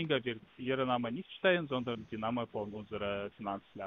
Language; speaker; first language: German; non-native, learner; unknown